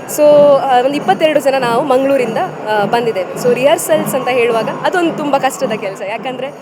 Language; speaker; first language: Kannada; native; Kannada